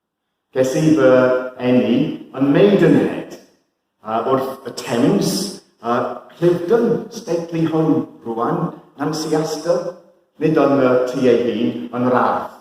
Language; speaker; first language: Welsh; non-native, fluent; English